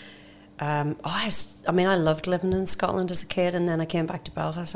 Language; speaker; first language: English; native; English